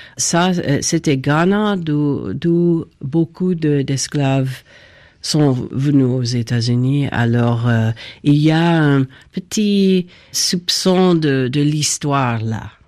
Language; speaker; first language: French; non-native, fluent; English